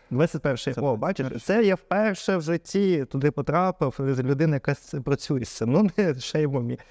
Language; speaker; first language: Ukrainian; non-native, local second language; Russian